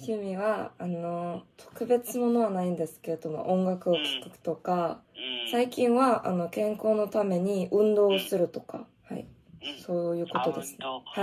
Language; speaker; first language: Japanese; non-native, fluent; Korean